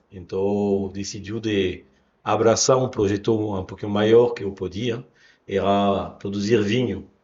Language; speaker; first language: Portuguese; non-native, fluent; French